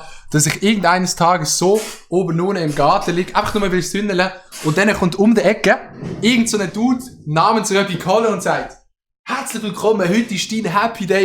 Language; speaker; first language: German; native; German